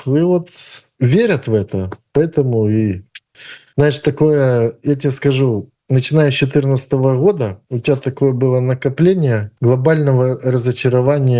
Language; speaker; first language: Russian; native; Russian